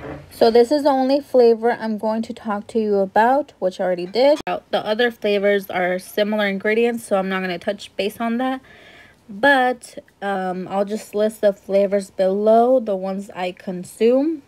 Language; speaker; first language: English; early bilingual, other home language; Spanish